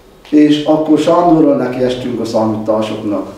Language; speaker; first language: Hungarian; native; Hungarian